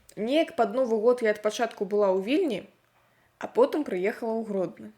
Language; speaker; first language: Belarusian; non-native, local second language; Russian